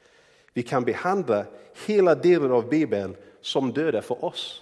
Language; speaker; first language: Swedish; non-native, fluent; English